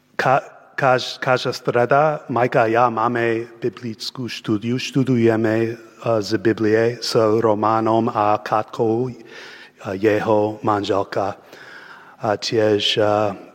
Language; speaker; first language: Slovak; non-native, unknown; English